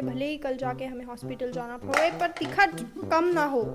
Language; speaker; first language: Hindi; non-native, local second language; Marathi